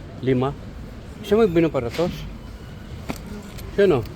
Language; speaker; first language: Spanish; non-native, learner; Filipino